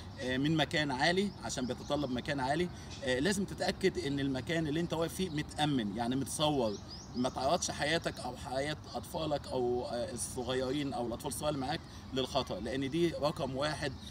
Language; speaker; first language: Arabic; native; Arabic